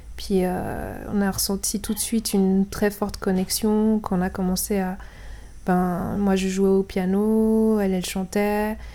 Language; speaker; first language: French; native; French